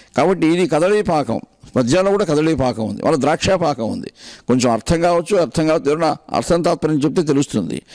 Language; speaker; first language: Telugu; native; Telugu